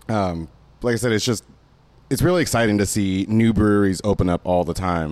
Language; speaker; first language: English; native; English